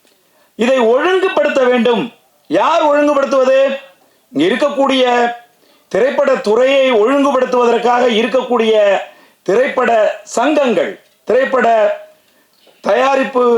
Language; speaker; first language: Tamil; native; Tamil